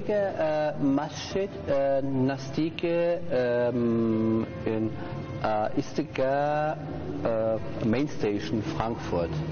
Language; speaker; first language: Persian; non-native, learner; German